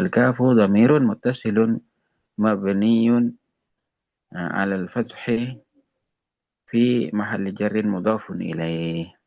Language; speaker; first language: Arabic; non-native, fluent; Indonesian